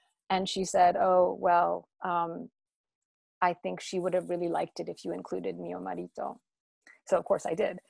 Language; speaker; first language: English; native; English